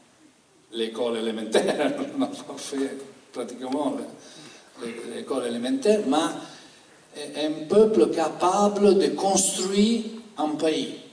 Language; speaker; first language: French; non-native, learner; Italian